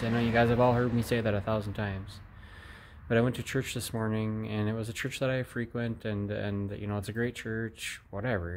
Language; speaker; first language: English; native; English